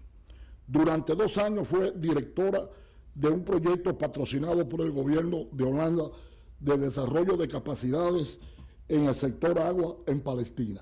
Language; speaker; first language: Spanish; native; Spanish